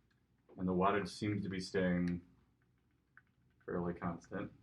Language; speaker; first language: English; native; English